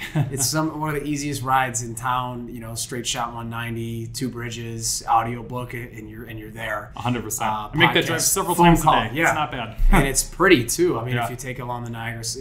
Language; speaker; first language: English; native; English